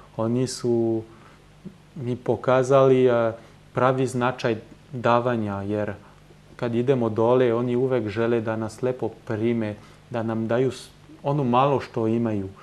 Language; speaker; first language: Serbian; non-native, fluent; French